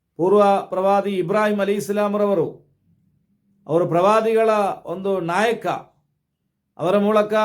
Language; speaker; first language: Kannada; non-native, local second language; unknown